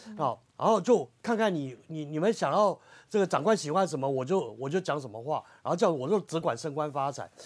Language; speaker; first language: Chinese; native; Chinese